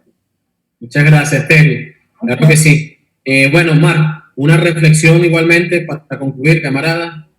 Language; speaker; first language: Spanish; native; Spanish